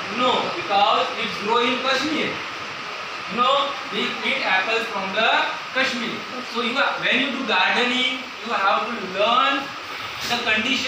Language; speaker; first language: English; non-native, local second language; Marathi